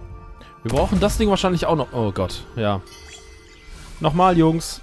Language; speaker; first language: German; native; German